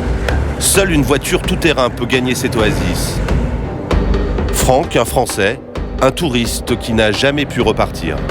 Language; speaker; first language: French; native; French